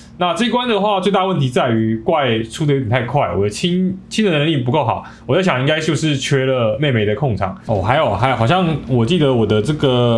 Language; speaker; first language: Chinese; native; Chinese